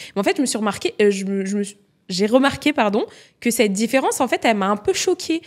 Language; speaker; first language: French; native; French